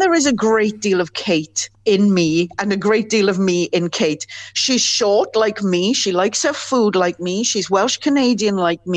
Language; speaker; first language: English; native; English